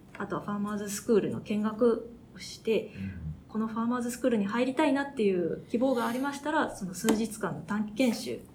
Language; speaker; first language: Japanese; native; Japanese